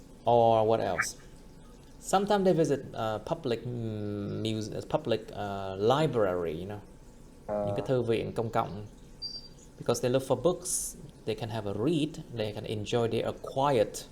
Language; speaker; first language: English; non-native, fluent; Vietnamese